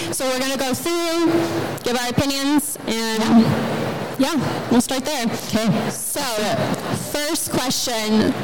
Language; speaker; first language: English; native; English